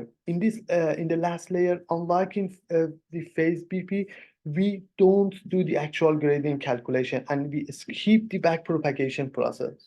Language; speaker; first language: English; non-native, fluent; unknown